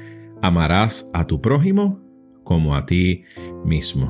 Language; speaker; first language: Spanish; native; Spanish